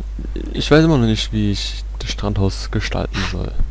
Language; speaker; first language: German; native; German